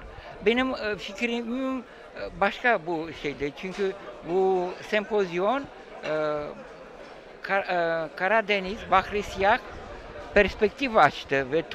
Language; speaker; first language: Turkish; non-native, fluent; Romanian